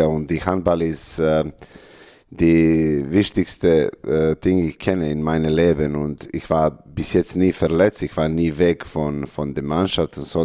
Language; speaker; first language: German; non-native, learner; Serbian